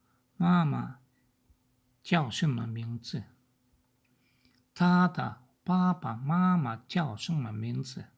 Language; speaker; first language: Chinese; non-native, learner; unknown